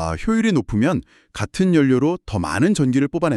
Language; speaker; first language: Korean; native; Korean